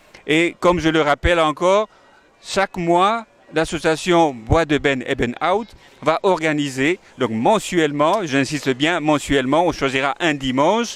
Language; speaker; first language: French; native; French